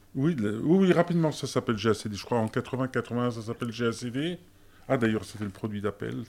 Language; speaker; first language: French; early bilingual, other home language; German